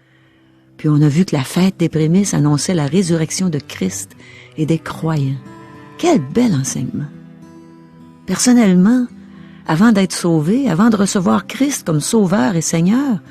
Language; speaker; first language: French; native; French